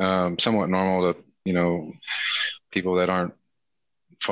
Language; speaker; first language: English; native; English